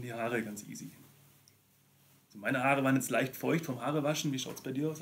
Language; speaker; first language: German; native; German